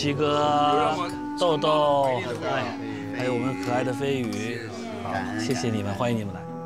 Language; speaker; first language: Chinese; native; Chinese